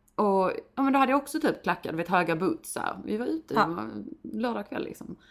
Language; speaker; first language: Swedish; native; Swedish